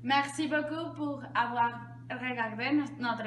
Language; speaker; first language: French; non-native, learner; Spanish